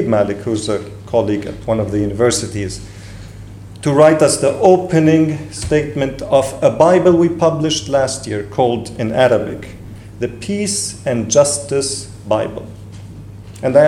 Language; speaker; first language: English; non-native, fluent; Arabic